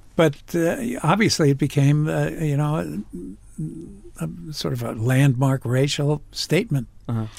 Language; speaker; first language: English; native; English